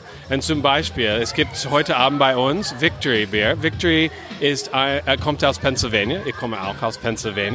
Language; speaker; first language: German; non-native, fluent; English